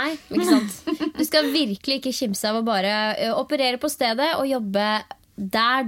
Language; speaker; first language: Norwegian; native; Norwegian